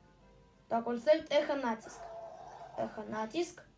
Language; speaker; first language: Russian; native; Russian